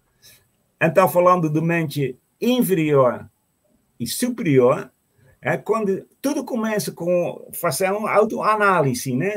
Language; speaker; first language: Portuguese; non-native, fluent; Dutch